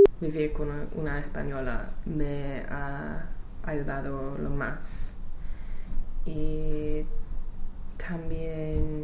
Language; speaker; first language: Spanish; non-native, learner; English